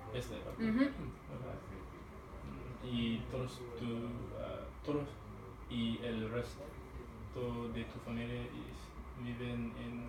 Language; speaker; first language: Spanish; non-native, learner; English